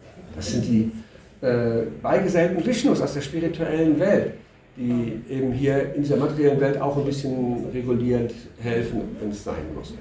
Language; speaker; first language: German; native; German